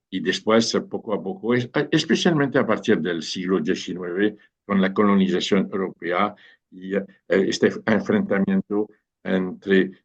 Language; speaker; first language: Spanish; non-native, fluent; French